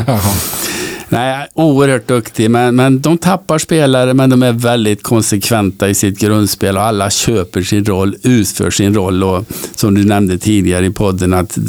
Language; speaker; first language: Swedish; native; Swedish